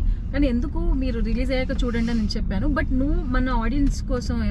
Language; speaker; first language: Telugu; native; Telugu